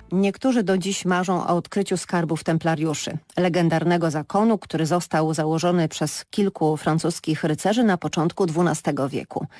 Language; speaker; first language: Polish; native; Polish